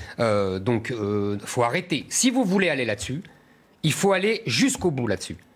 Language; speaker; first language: French; native; French